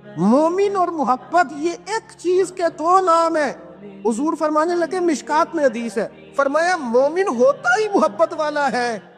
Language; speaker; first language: Urdu; non-native, local second language; Punjabi